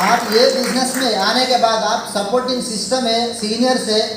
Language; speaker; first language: Hindi; non-native, local second language; Telugu